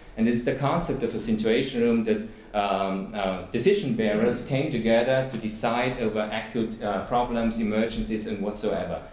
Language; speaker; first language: English; non-native, fluent; German